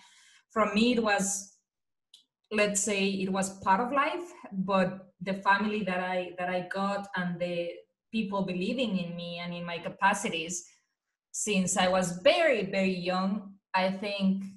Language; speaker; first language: English; non-native, fluent; Spanish